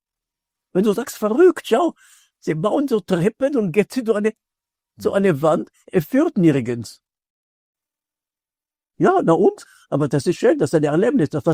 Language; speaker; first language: German; non-native, fluent; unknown